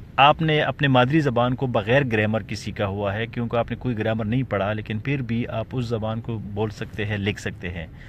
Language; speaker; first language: Urdu; non-native, local second language; Pashto